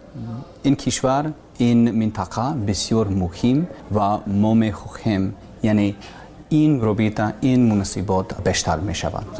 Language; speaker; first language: Persian; non-native, learner; English